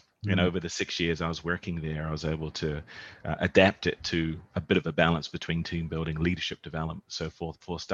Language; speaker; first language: English; native; English